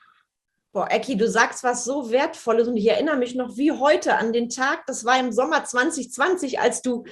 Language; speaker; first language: German; native; German